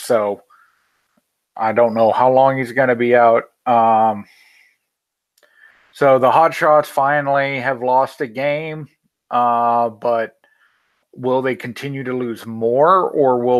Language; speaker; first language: English; native; English